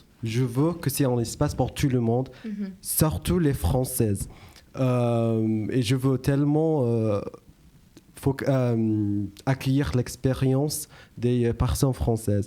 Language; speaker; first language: French; non-native, learner; English